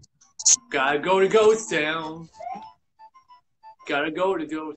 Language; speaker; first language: English; native; English